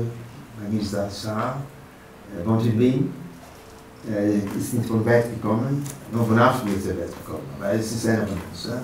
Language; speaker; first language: German; non-native, fluent; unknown